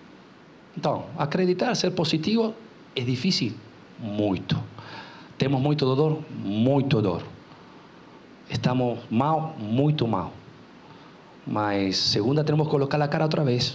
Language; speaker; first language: Portuguese; non-native, local second language; Spanish